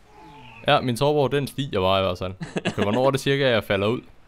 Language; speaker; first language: Danish; native; Danish